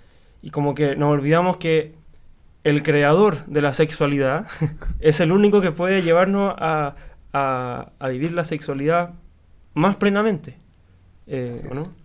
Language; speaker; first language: Spanish; native; Spanish